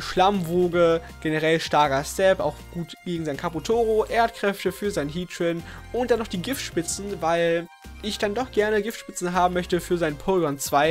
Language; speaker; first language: German; native; German